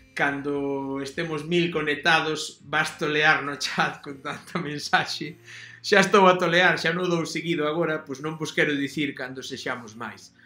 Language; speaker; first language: Galician; non-native, local second language; Spanish